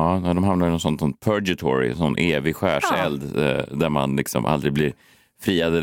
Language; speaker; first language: Swedish; native; Swedish